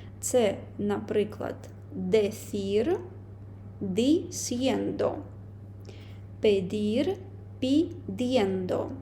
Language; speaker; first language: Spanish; non-native, fluent; Ukrainian